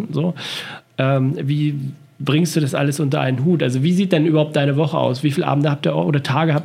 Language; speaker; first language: German; native; German